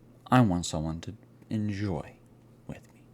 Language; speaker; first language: English; native; English